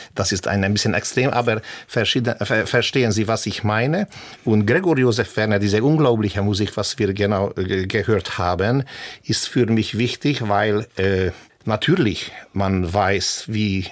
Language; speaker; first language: German; non-native, fluent; Hungarian